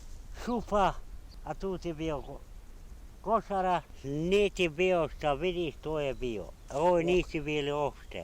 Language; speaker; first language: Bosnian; non-native, local second language; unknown